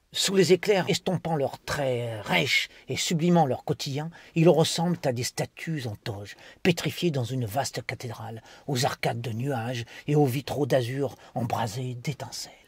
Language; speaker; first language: French; native; French